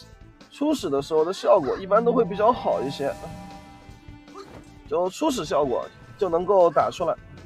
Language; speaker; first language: Chinese; native; Chinese